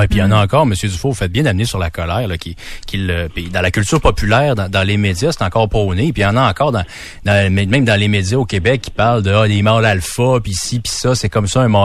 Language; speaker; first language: French; native; French